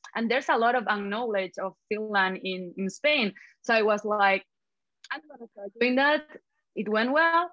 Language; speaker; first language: English; non-native, fluent; Spanish